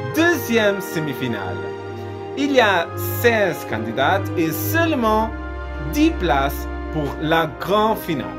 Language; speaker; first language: French; non-native, learner; Portuguese